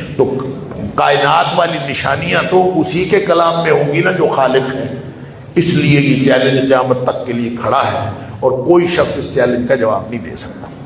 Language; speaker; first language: Urdu; non-native, local second language; Punjabi